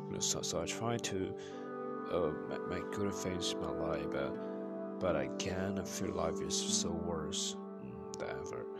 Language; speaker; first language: English; non-native, learner; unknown